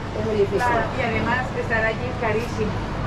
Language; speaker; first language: Spanish; native; Spanish